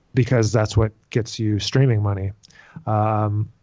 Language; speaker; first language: English; native; English